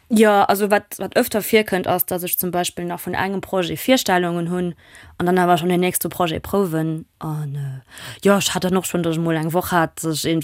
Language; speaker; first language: Luxembourgish; non-native, local second language; German